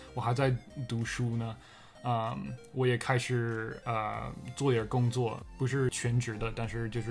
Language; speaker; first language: Chinese; non-native, fluent; English